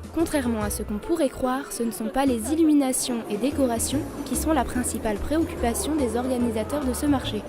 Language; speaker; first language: French; native; French